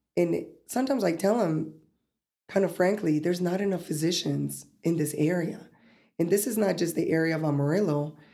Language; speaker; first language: English; early bilingual, other home language; Spanish